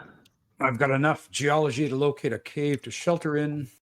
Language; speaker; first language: English; native; English